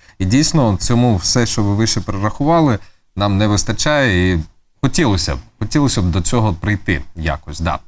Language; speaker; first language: Ukrainian; native; Ukrainian